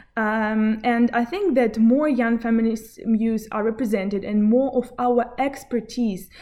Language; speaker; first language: English; non-native, fluent; Belarusian